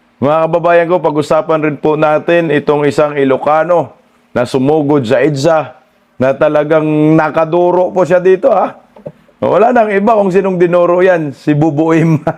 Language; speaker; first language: Filipino; non-native, local second language; Cebuano